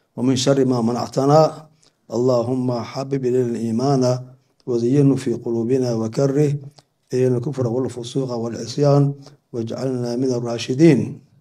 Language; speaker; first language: Arabic; non-native, local second language; Somali